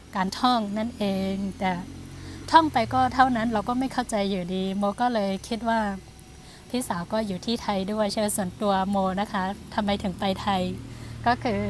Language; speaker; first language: Thai; non-native, fluent; Burmese